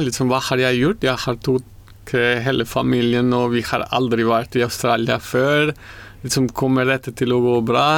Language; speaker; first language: Norwegian; non-native, fluent; Spanish